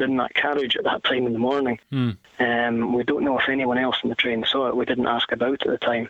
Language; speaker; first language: English; native; English